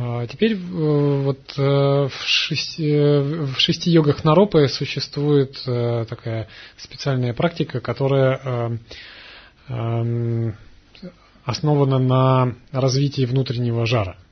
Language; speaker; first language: Russian; native; Russian